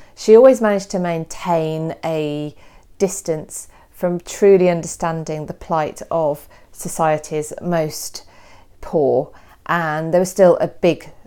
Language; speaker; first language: English; native; English